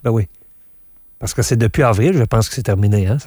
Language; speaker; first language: French; native; French